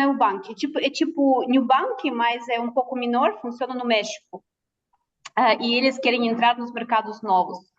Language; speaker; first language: Portuguese; non-native, fluent; Russian